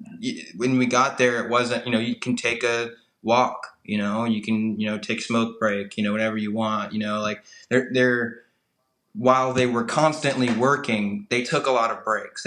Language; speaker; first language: English; native; English